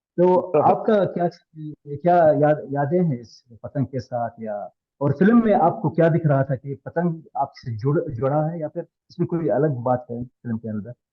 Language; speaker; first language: Hindi; non-native, learner; Arabic